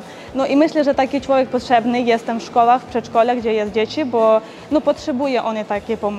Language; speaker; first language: Polish; non-native, learner; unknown